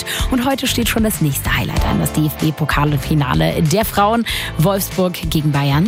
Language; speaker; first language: German; native; German